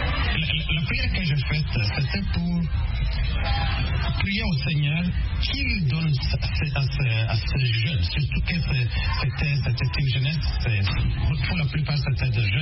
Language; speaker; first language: French; non-native, local second language; Kinyarwanda